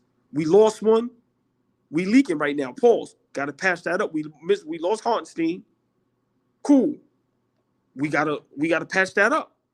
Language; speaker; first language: English; native; English